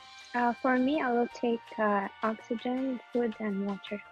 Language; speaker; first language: English; non-native, learner; Arabic